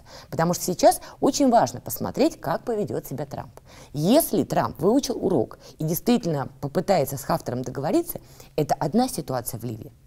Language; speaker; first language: Russian; native; Russian